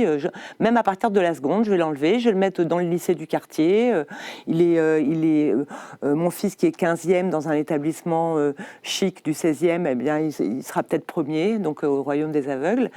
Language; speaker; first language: French; native; French